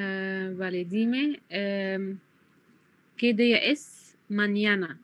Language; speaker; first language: Spanish; non-native, fluent; Arabic